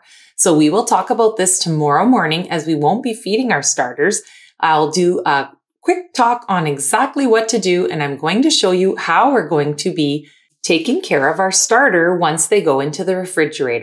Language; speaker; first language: English; native; English